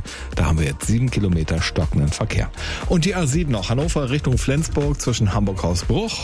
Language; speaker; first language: German; native; German